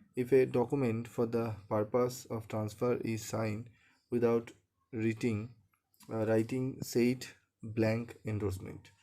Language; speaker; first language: English; non-native, local second language; Bangla